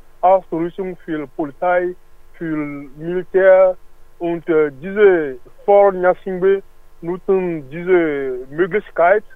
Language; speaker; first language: German; non-native, learner; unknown